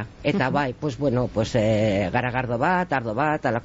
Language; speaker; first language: Basque; non-native, local second language; Spanish